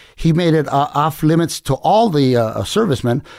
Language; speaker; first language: English; native; English